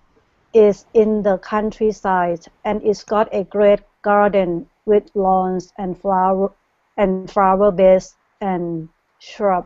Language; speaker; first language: English; non-native, learner; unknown